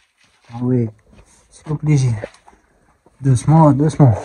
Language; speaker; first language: French; non-native, local second language; Arabic